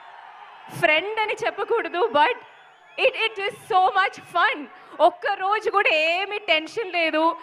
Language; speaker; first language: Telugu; non-native, fluent; Malayalam